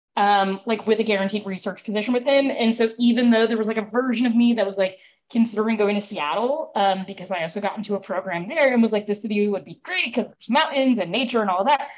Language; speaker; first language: English; native; English